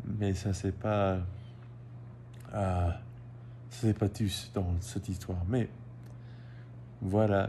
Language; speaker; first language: French; non-native, learner; English